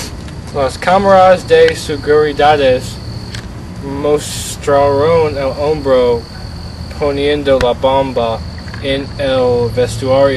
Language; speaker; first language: Spanish; non-native, learner; English